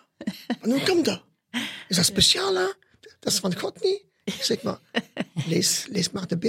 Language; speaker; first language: Dutch; non-native, local second language; French